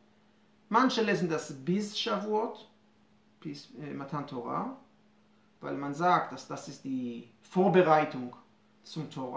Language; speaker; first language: German; non-native, fluent; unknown